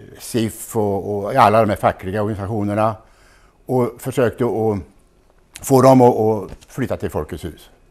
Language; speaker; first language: Swedish; native; Swedish